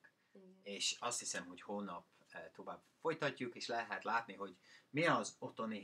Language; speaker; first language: Hungarian; non-native, learner; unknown